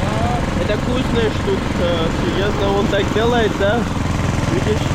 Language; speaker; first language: Russian; non-native, learner; Pashto